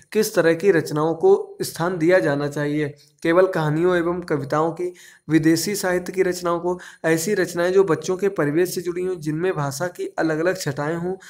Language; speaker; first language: Hindi; native; Hindi